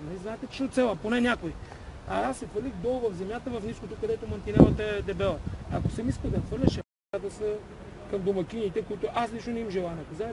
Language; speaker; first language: Bulgarian; native; Bulgarian